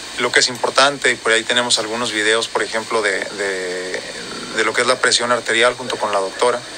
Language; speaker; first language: Spanish; native; Spanish